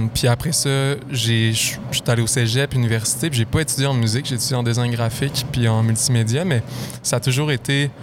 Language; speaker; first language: French; native; French